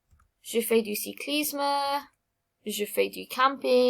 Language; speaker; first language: French; non-native, fluent; English